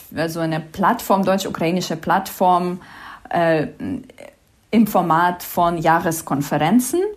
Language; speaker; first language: German; non-native, fluent; Ukrainian